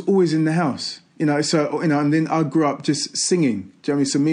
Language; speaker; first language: English; native; English